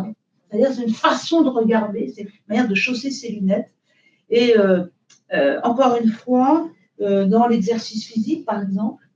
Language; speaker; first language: French; native; French